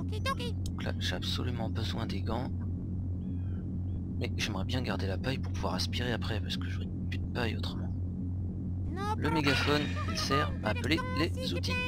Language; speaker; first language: French; native; French